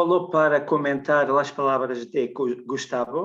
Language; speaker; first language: Spanish; non-native, learner; Portuguese